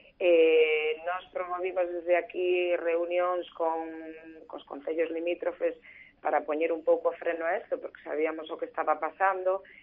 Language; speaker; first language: Galician; non-native, local second language; Spanish